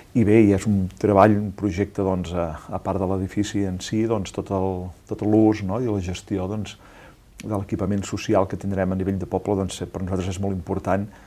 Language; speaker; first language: Catalan; native; Catalan